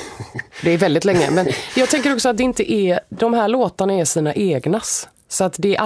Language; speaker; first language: Swedish; native; Swedish